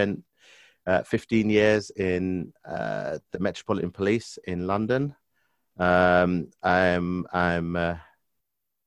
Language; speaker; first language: English; native; English